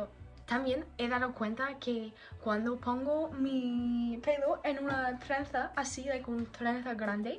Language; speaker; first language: Spanish; non-native, learner; English